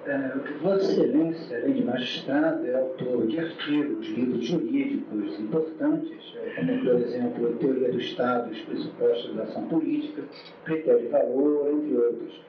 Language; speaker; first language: Portuguese; native; Portuguese